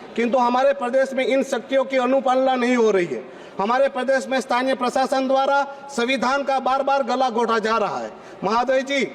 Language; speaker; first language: Hindi; non-native, local second language; Gujarati